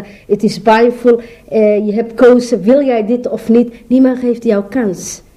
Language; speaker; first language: Dutch; non-native, learner; Somali